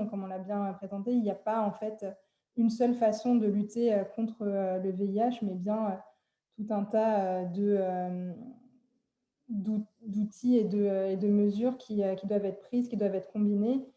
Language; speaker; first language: French; native; French